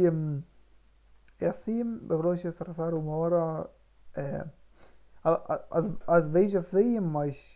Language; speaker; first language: Portuguese; non-native, learner; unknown